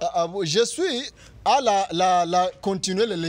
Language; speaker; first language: French; non-native, local second language; Rundi